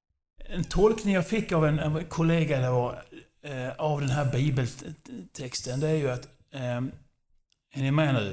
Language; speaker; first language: Swedish; non-native, fluent; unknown